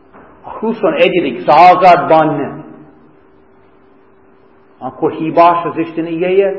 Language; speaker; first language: Hungarian; non-native, fluent; English